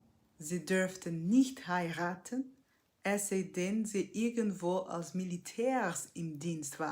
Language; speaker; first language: German; non-native, fluent; Portuguese